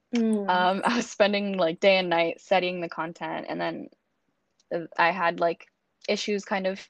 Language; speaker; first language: English; native; English